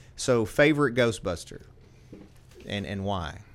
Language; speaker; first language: English; native; English